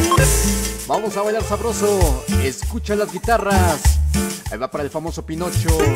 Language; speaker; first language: Spanish; native; Spanish